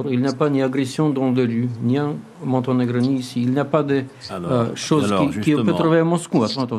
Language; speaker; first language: French; non-native, learner; Russian